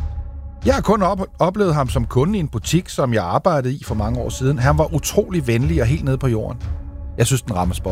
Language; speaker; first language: Danish; native; Danish